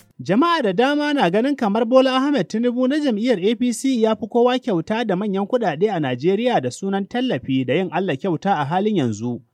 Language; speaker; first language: Hausa; native; Hausa